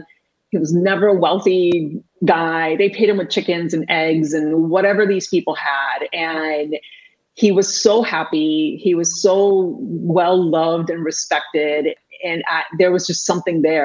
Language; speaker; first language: English; non-native, fluent; Spanish